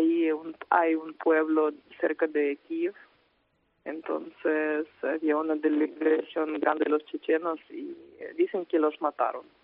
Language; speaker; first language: Spanish; non-native, fluent; Ukrainian